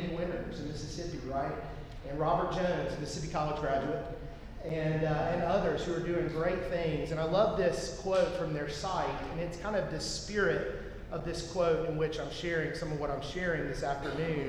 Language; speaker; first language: English; native; English